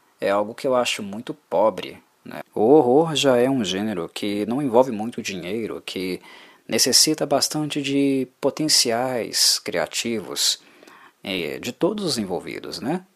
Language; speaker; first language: Portuguese; native; Portuguese